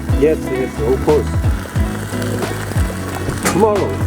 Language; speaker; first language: English; non-native, learner; Korean